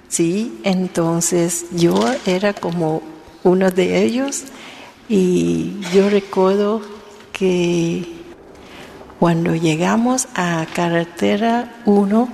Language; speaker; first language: Spanish; non-native, learner; Vietnamese